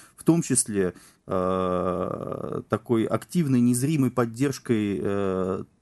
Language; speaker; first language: Russian; native; Russian